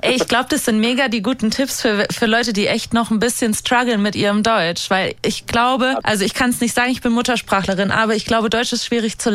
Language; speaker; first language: German; native; German